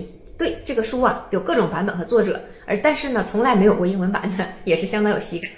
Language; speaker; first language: Chinese; native; Chinese